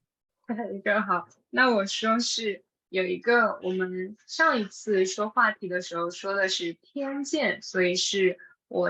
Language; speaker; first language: Chinese; non-native, fluent; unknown